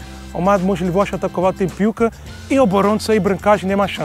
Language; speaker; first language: Polish; non-native, learner; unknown